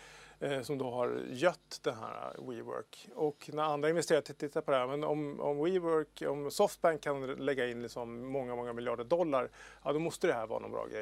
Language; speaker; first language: Swedish; native; Swedish